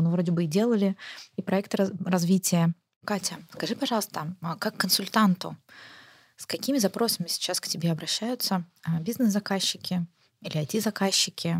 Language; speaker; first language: Russian; native; Russian